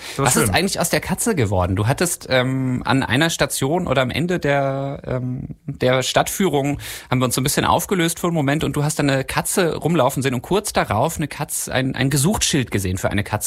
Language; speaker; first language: German; native; German